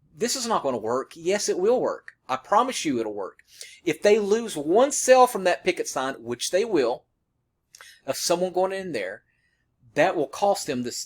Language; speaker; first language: English; native; English